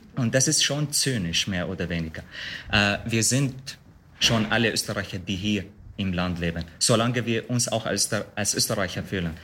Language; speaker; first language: German; non-native, fluent; Arabic